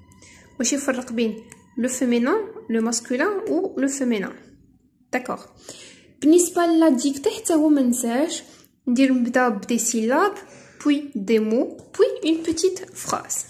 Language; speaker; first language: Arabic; native; Arabic